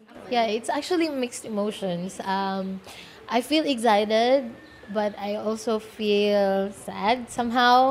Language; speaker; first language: English; non-native, local second language; Cebuano